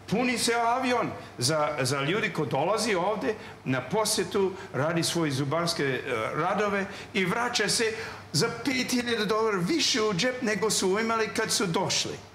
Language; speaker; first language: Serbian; non-native, learner; English